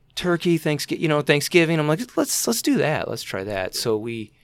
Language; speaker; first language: English; native; English